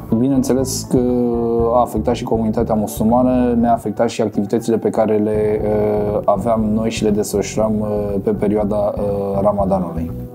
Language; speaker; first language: Romanian; non-native, local second language; Crimean Tatar